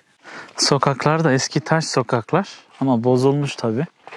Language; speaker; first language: Turkish; native; Turkish